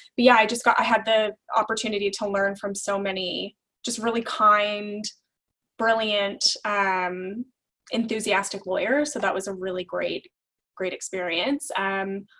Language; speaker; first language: English; native; English